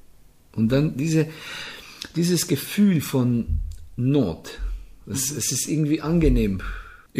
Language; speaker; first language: German; non-native, fluent; Slovenian